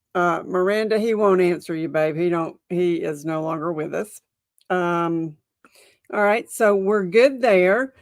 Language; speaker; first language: English; native; English